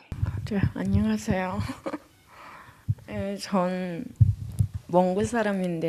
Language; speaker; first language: Korean; non-native, learner; Mongolian